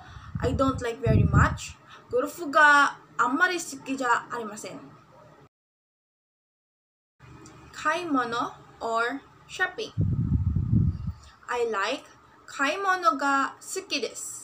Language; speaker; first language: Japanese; non-native, learner; Filipino